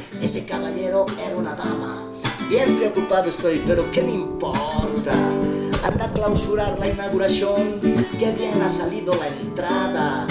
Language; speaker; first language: Spanish; native; Spanish